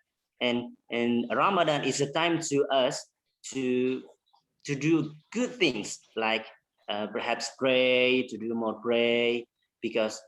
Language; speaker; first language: English; non-native, fluent; Indonesian